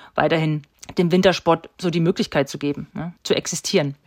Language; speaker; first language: German; native; German